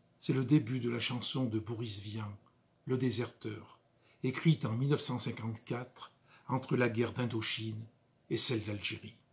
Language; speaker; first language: French; native; French